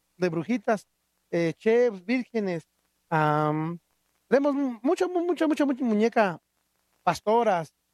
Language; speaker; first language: Spanish; non-native, local second language; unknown